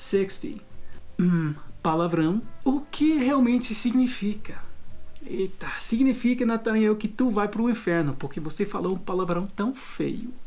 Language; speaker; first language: Portuguese; non-native, fluent; English